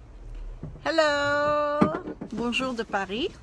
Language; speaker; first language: French; non-native, fluent; Thai